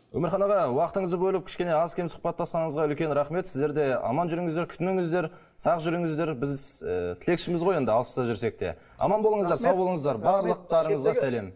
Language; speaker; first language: Kazakh; native; Kazakh